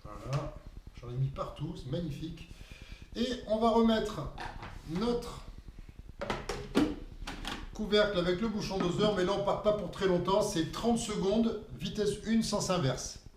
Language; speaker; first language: French; native; French